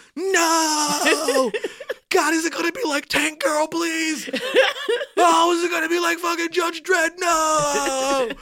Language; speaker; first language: English; native; English